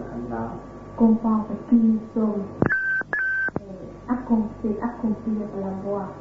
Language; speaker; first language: French; non-native, fluent; Vietnamese